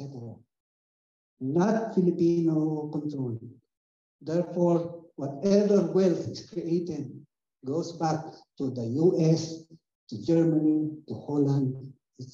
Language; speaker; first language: English; non-native, local second language; Filipino